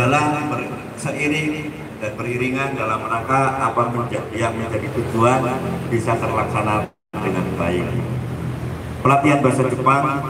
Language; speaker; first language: Indonesian; native; Indonesian